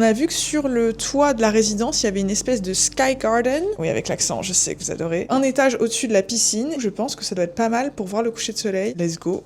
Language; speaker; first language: French; native; French